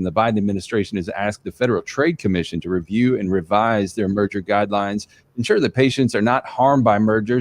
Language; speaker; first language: English; native; English